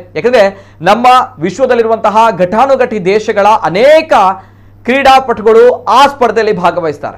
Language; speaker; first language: Kannada; native; Kannada